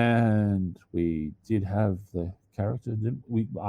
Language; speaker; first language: English; native; English